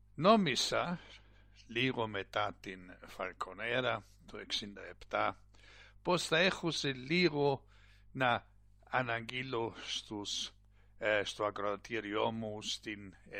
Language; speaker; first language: Greek; non-native, fluent; German